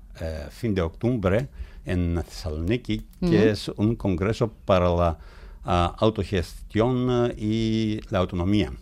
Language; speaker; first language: Spanish; non-native, fluent; Greek